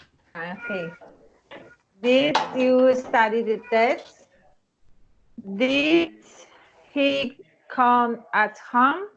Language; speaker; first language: English; non-native, learner; Spanish